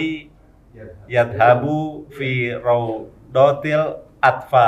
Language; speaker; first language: Arabic; non-native, learner; Indonesian